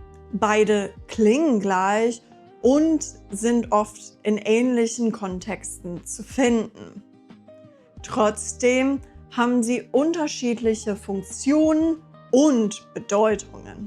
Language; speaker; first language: German; non-native, fluent; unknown